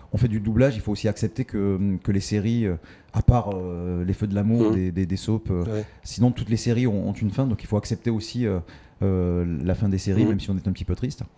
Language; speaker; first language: French; native; French